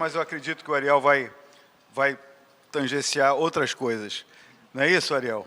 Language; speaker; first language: Portuguese; native; Portuguese